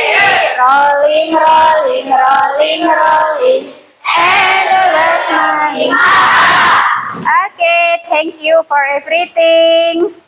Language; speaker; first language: English; non-native, learner; Indonesian